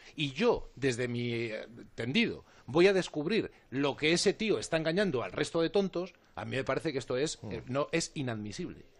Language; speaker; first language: Spanish; native; Spanish